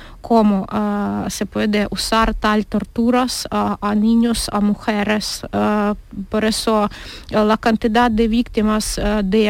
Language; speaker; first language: Spanish; non-native, learner; Ukrainian